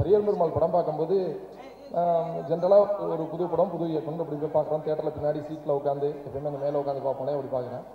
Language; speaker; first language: Tamil; native; Tamil